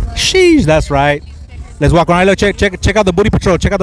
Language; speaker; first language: English; early bilingual, other home language; Spanish